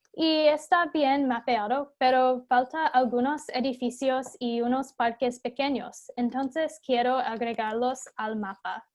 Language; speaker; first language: Spanish; non-native, fluent; English